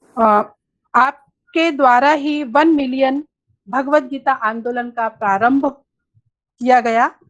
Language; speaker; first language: Hindi; native; Hindi